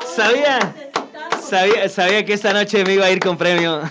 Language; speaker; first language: Spanish; native; Spanish